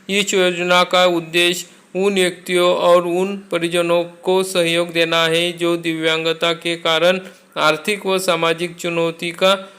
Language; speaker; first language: Hindi; non-native, local second language; Marathi